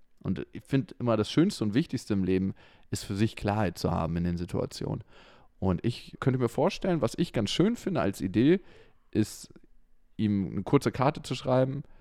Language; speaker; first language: German; native; German